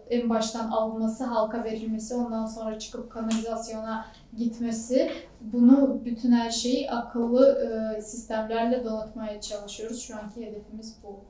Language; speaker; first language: Turkish; non-native, fluent; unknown